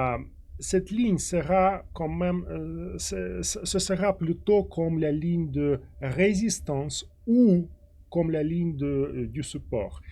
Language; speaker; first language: French; non-native, fluent; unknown